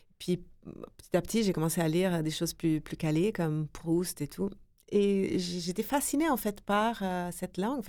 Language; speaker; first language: French; non-native, fluent; Portuguese